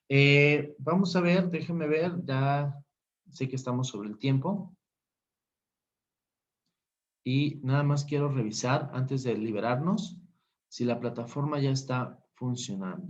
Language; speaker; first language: Spanish; native; Spanish